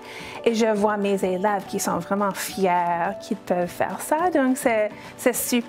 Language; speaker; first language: French; non-native, fluent; English